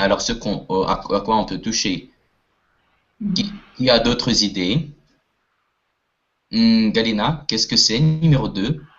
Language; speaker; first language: French; non-native, fluent; Russian